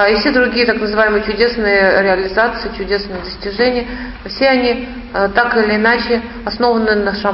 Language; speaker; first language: Russian; native; Russian